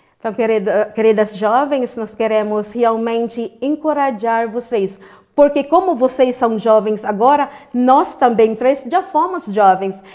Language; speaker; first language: Portuguese; non-native, fluent; Filipino